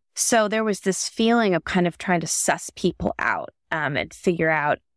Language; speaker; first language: English; native; English